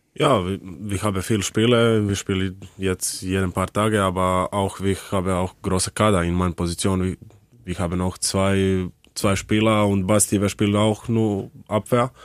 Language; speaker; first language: German; non-native, learner; Croatian